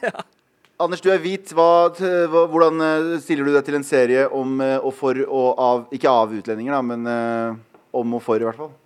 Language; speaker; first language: Norwegian; early bilingual, other home language; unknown